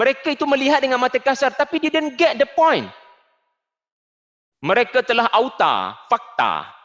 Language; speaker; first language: Malay; native; Malay